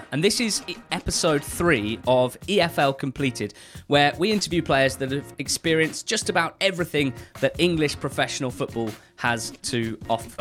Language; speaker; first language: English; native; English